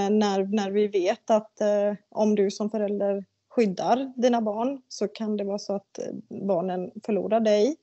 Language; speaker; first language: Swedish; native; Swedish